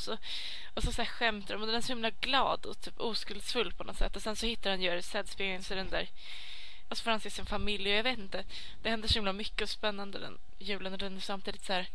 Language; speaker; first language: Swedish; native; Swedish